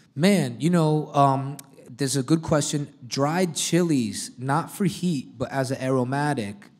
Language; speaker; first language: English; native; English